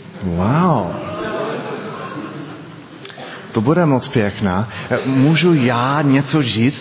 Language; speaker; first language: Czech; non-native, learner; English